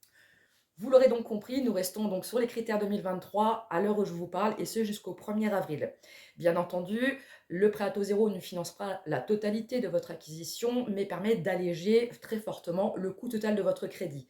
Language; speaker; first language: French; native; French